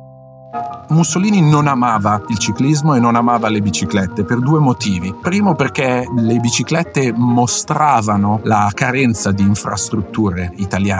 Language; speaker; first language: Italian; native; Italian